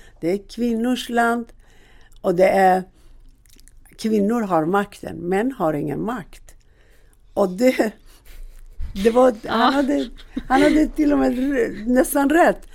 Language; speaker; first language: Swedish; non-native, fluent; Persian